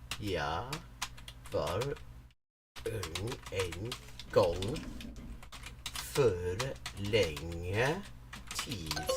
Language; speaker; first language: Swedish; non-native, learner; English